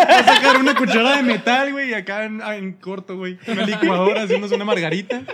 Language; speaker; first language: Spanish; native; Spanish